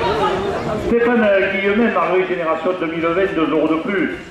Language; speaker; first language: French; native; French